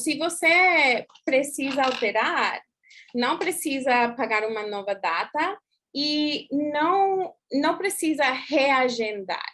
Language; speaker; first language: Portuguese; non-native, fluent; English